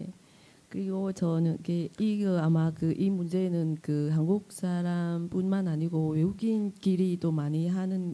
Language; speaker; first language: Korean; non-native, fluent; Vietnamese